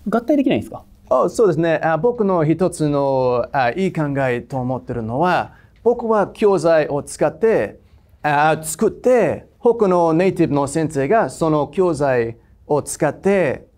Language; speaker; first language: Japanese; non-native, fluent; English